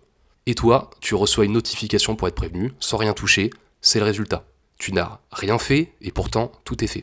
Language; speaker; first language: French; native; French